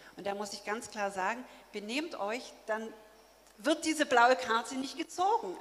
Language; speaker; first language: German; native; German